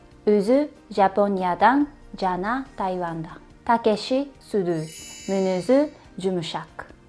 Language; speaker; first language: Kyrgyz; non-native, learner; Japanese